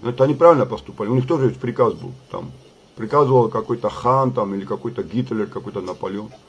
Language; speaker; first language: Russian; non-native, local second language; Georgian